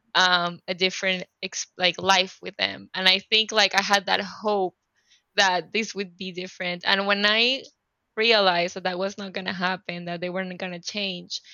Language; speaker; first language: English; non-native, fluent; Spanish